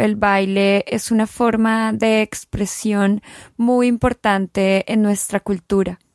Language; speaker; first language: Spanish; native; Spanish